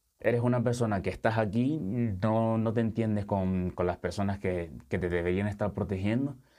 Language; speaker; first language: Spanish; early bilingual, other home language; Wolof